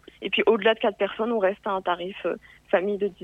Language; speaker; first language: French; native; French